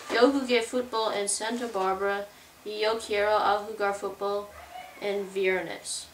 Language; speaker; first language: Spanish; non-native, learner; English